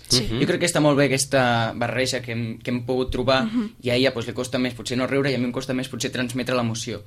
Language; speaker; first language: Catalan; native; Catalan